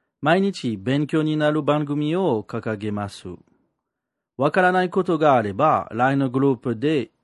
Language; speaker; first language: Japanese; non-native, learner; French